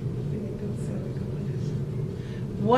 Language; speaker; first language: English; native; English